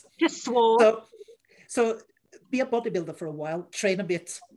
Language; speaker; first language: English; non-native, fluent; Norwegian